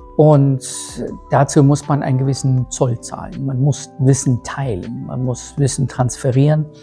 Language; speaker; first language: German; early bilingual, other home language; Persian